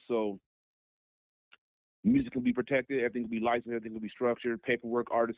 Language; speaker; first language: English; native; English